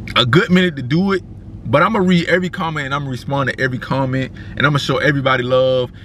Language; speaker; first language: English; native; English